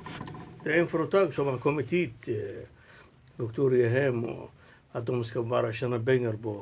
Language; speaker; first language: Swedish; non-native, fluent; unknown